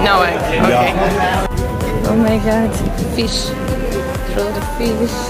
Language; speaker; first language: English; non-native, fluent; Russian